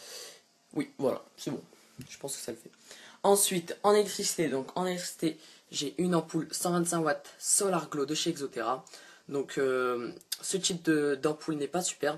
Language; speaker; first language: French; native; French